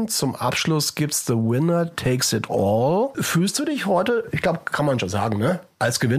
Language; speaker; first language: German; native; German